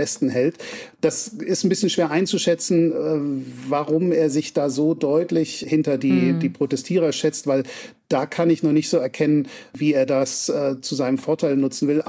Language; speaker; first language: German; native; German